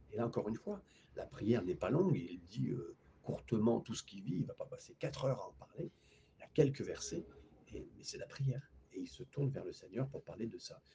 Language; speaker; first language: French; native; French